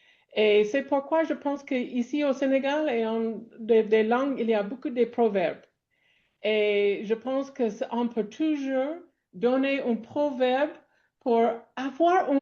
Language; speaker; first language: French; non-native, fluent; English